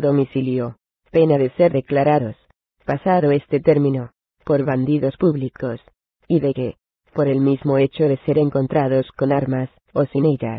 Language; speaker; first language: Spanish; native; Spanish